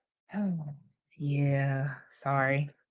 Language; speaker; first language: English; native; English